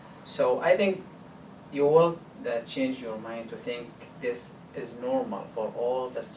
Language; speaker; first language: English; non-native, learner; Arabic